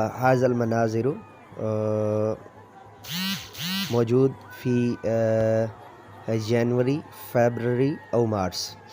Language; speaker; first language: Arabic; non-native, learner; Urdu